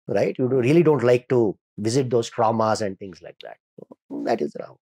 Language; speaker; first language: English; non-native, local second language; Kannada